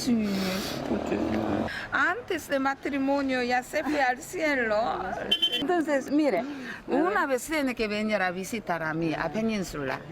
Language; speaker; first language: Spanish; non-native, learner; Korean